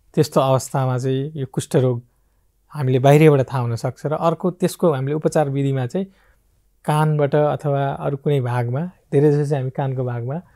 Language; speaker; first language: Nepali; native; Nepali